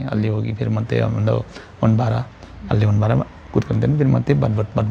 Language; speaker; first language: Kannada; non-native, learner; Nepali